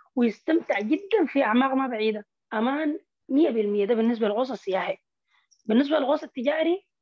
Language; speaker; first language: Arabic; native; Arabic